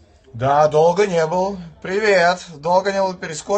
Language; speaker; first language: Russian; non-native, local second language; Latvian